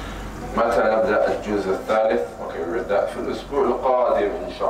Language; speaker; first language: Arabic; non-native, fluent; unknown